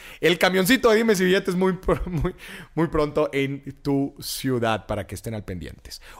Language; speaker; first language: Spanish; native; Spanish